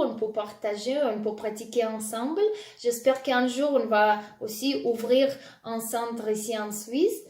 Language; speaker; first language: French; non-native, fluent; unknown